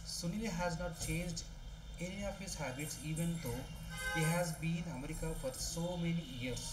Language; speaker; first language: English; non-native, local second language; Telugu